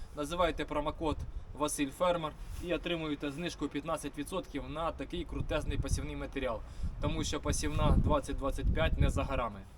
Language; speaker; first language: Ukrainian; native; Ukrainian